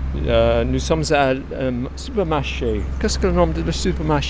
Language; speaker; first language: French; non-native, learner; English